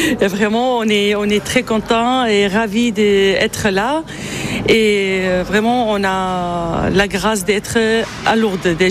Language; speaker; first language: French; non-native, fluent; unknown